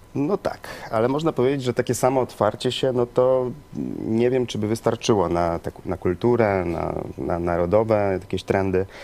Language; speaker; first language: Polish; native; Polish